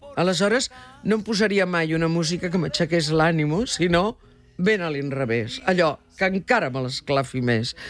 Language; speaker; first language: Catalan; early bilingual, heritage; Catalan